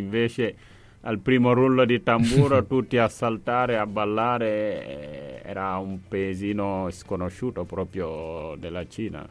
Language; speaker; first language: Italian; non-native, fluent; Wolof